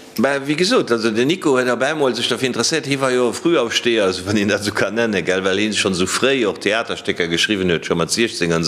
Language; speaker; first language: Luxembourgish; native; Luxembourgish